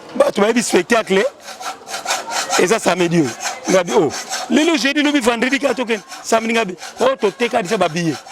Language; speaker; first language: Lingala; native; Lingala